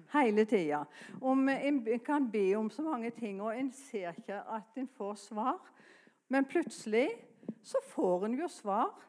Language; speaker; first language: Norwegian; native; Norwegian